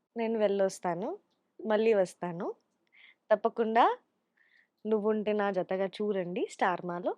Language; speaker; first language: Telugu; non-native, learner; Bangla